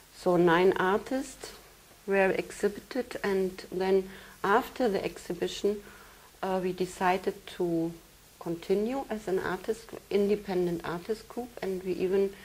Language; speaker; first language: English; non-native, fluent; German